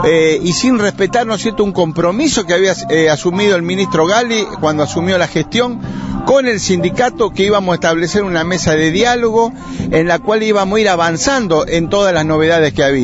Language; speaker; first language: Spanish; native; Spanish